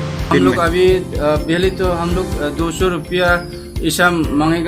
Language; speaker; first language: Hindi; non-native, local second language; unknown